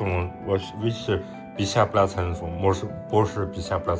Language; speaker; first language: Russian; non-native, learner; Chinese